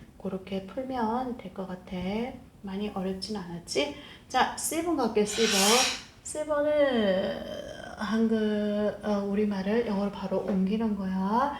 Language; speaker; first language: Korean; native; Korean